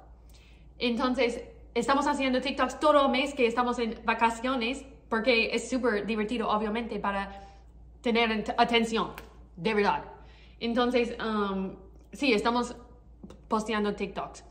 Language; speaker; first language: Spanish; non-native, learner; English